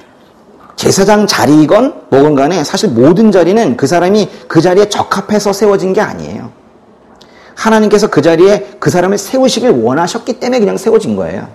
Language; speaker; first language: Korean; native; Korean